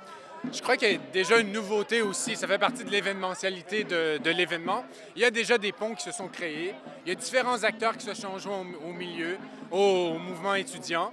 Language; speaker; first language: French; native; French